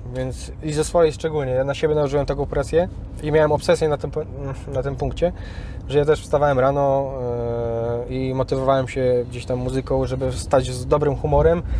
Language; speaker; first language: Polish; native; Polish